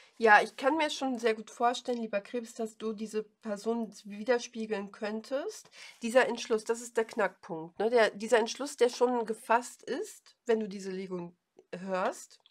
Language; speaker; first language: German; native; German